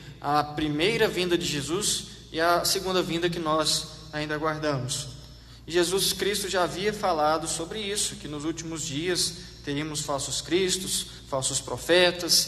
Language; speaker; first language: Portuguese; native; Portuguese